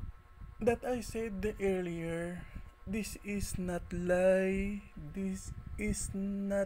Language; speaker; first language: English; non-native, learner; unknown